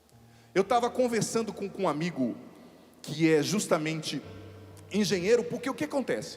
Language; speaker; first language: Portuguese; native; Portuguese